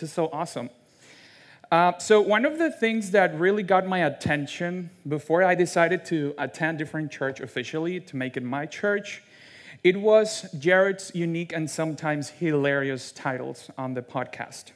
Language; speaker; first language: English; non-native, fluent; Spanish